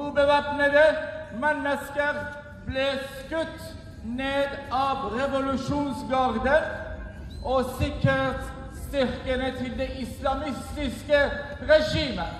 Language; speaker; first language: Norwegian; non-native, fluent; Persian